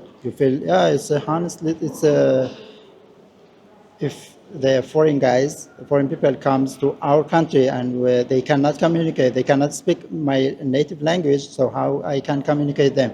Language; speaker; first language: English; non-native, learner; Persian